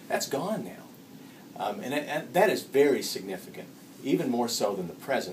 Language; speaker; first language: English; native; English